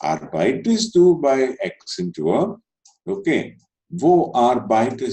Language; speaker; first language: German; non-native, fluent; Telugu